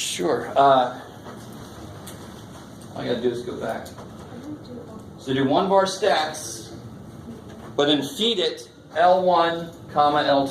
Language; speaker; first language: English; native; English